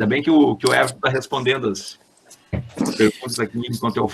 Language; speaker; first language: Portuguese; native; Portuguese